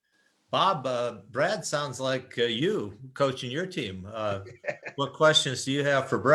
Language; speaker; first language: English; native; English